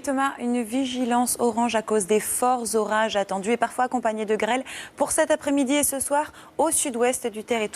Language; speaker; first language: French; native; French